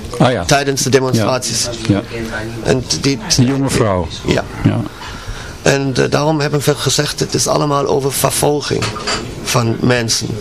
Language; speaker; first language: Dutch; non-native, learner; German